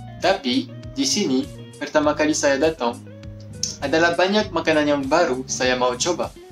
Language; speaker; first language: Indonesian; non-native, learner; French